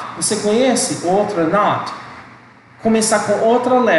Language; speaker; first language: Portuguese; non-native, learner; English